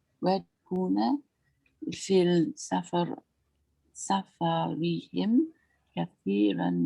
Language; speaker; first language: Arabic; non-native, learner; English